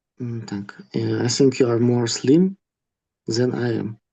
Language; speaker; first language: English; non-native, learner; Russian